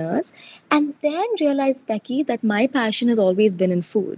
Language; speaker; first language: English; non-native, local second language; Telugu